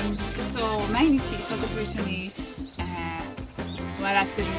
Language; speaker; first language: Japanese; non-native, learner; English